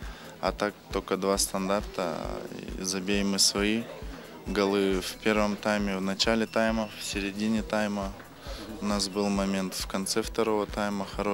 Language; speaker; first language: Russian; native; Russian